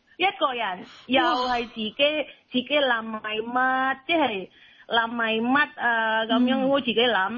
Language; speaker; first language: Cantonese; non-native, learner; Indonesian